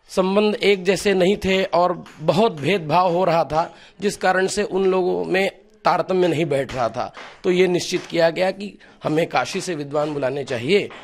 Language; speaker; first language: Hindi; native; Hindi